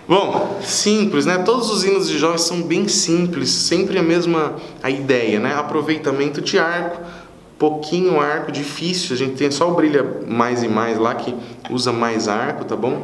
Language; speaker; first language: Portuguese; native; Portuguese